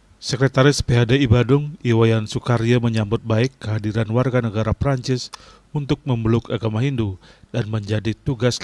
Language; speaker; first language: Indonesian; native; Indonesian